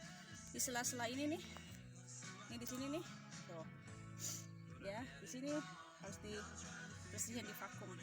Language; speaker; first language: Indonesian; native; Indonesian